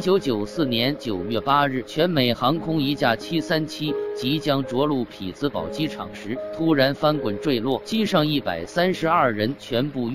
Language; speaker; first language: Chinese; native; Chinese